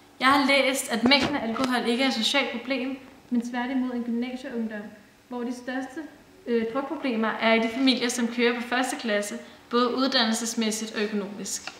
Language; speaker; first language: Danish; native; Danish